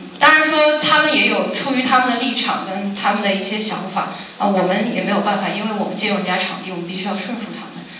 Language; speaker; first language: Chinese; early bilingual, heritage; Chinese